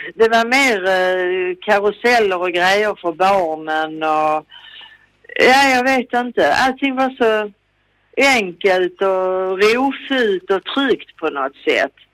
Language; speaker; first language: Swedish; native; Swedish